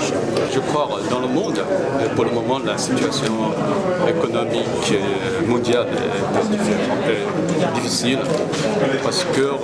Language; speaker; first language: French; non-native, fluent; Chinese